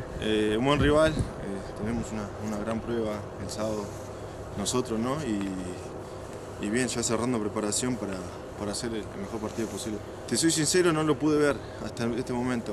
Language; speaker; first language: Spanish; native; Spanish